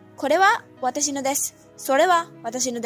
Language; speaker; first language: Japanese; non-native, fluent; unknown